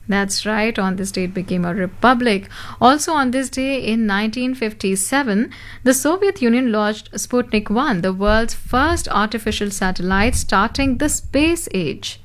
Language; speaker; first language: English; non-native, local second language; Hindi